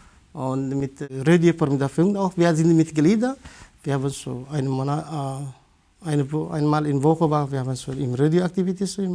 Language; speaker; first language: German; non-native, learner; Tigrinya